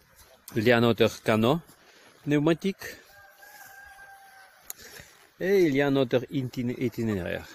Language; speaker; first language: French; non-native, learner; Ukrainian